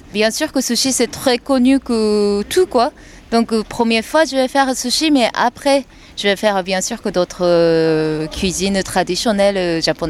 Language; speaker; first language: French; non-native, fluent; Japanese